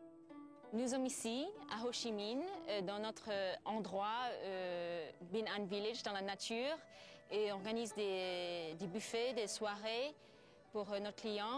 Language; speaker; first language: French; non-native, fluent; Vietnamese